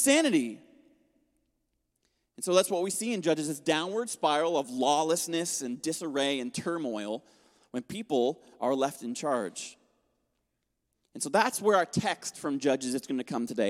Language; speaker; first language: English; native; English